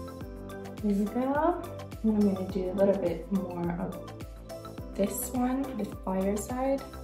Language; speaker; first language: English; non-native, fluent; Swedish